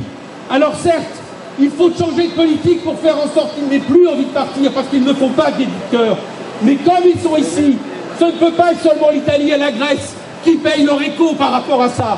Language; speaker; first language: French; native; French